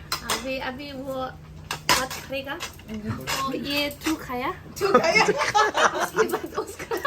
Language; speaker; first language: Hindi; non-native, local second language; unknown